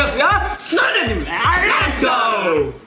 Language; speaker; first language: Japanese; native; Japanese